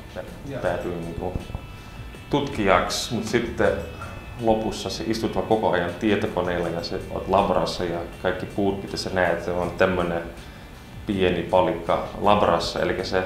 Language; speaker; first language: Finnish; non-native, fluent; Dutch